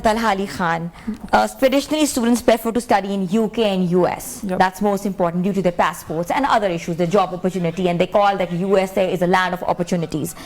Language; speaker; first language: English; non-native, local second language; Urdu